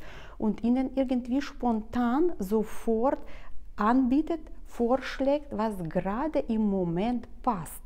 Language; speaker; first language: German; non-native, fluent; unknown